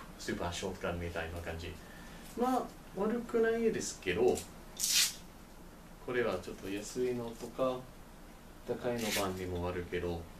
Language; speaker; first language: Japanese; non-native, learner; English